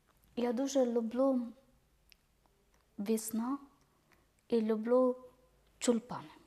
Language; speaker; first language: Ukrainian; non-native, learner; Malayalam